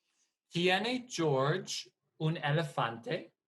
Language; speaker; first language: Spanish; non-native, fluent; English